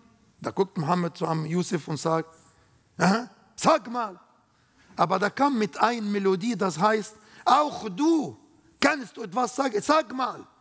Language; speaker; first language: German; non-native, learner; Arabic